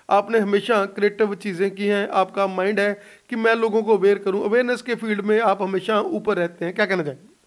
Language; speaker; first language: Hindi; non-native, local second language; Punjabi